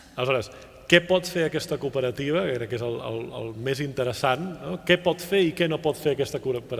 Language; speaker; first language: Catalan; native; Catalan